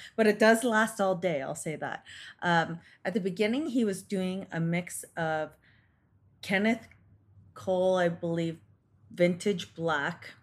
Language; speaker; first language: English; native; English